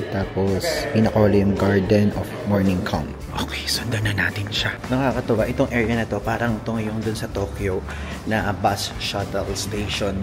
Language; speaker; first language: Filipino; native; Filipino